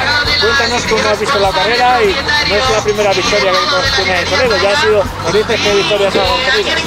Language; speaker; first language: Spanish; native; Spanish